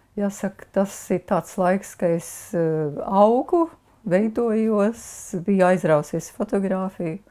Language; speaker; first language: Latvian; native; Latvian